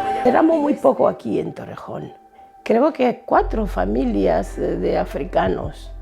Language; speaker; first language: Spanish; non-native, learner; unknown